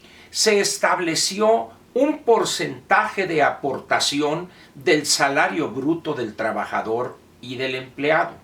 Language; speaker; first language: Spanish; native; Spanish